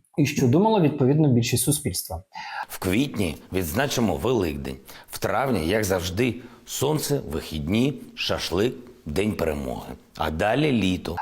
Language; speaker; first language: Ukrainian; native; Ukrainian